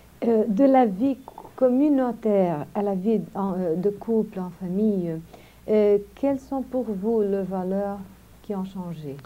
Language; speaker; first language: French; non-native, fluent; Portuguese